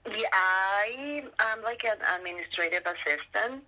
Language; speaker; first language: English; non-native, learner; Spanish